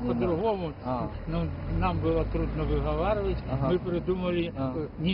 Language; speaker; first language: Russian; native; Russian